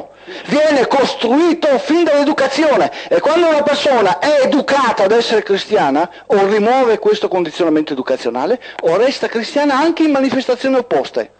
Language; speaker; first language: Italian; native; Italian